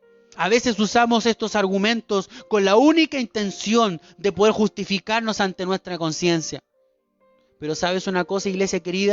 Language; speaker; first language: Spanish; native; Spanish